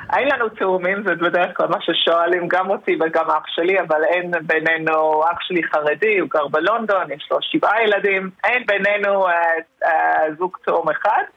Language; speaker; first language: Hebrew; non-native, fluent; English